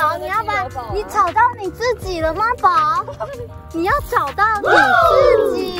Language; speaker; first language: Chinese; native; Chinese